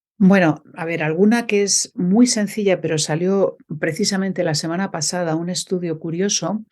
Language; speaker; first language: Spanish; native; Spanish